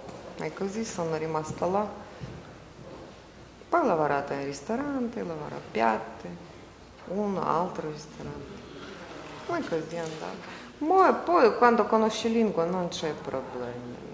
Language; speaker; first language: Italian; non-native, learner; Ukrainian